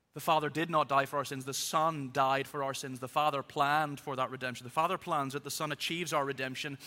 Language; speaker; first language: English; native; English